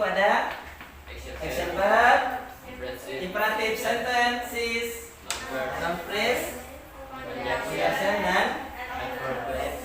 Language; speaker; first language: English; non-native, learner; Indonesian